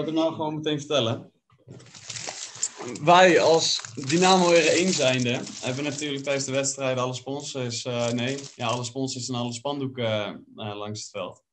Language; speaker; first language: Dutch; native; Dutch